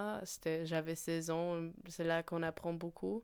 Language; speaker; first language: French; non-native, fluent; Polish